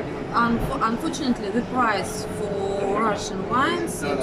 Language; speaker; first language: English; non-native, learner; Russian